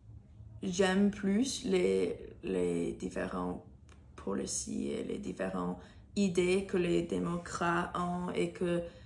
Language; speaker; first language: French; non-native, learner; English